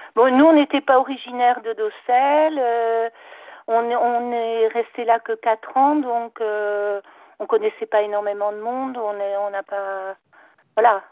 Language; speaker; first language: French; native; French